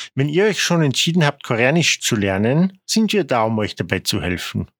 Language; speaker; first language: German; non-native, fluent; Korean